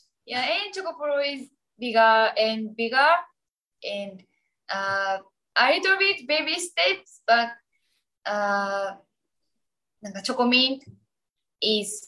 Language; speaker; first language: English; non-native, learner; Japanese